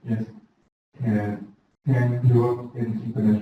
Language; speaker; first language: English; non-native, learner; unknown